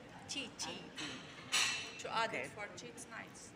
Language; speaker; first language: English; non-native, learner; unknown